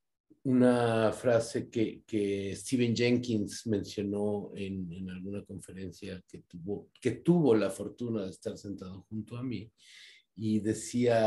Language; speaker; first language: Spanish; native; Spanish